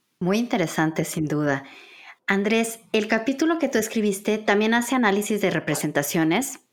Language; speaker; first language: Spanish; native; Spanish